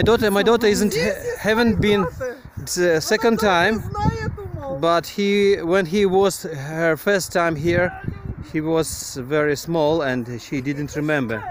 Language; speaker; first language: English; non-native, learner; Ukrainian